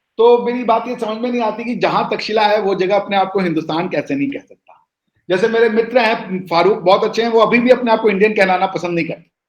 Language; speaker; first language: Hindi; native; Hindi